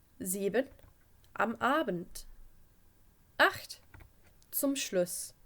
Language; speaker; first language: German; non-native, fluent; English